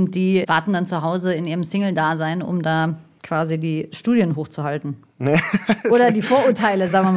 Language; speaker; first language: German; native; German